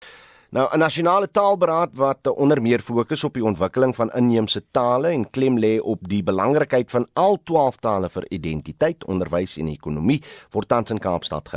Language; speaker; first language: Afrikaans; native; Afrikaans